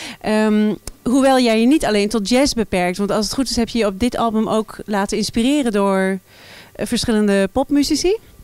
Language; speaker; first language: Dutch; native; Dutch